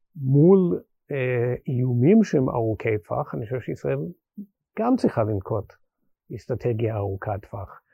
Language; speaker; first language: Hebrew; non-native, fluent; English